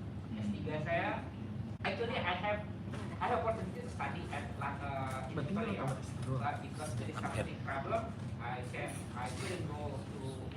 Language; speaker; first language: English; non-native, fluent; Indonesian